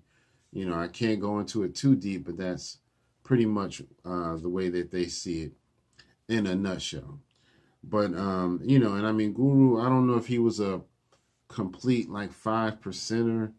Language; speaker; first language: English; native; English